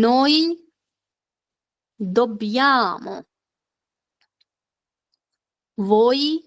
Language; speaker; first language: Italian; non-native, fluent; Urdu